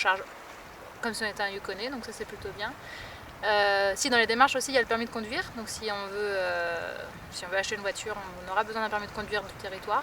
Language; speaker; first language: French; native; French